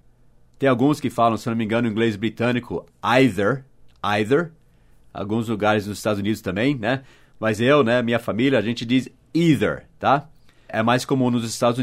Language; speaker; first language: Portuguese; non-native, fluent; English